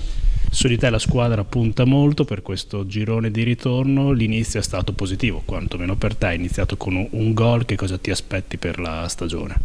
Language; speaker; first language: Italian; native; Italian